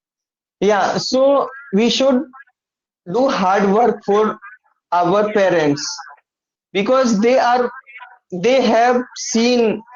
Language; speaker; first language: English; non-native, learner; Hindi